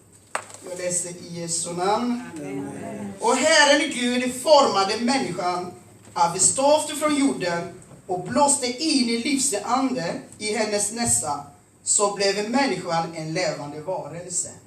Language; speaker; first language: Swedish; non-native, fluent; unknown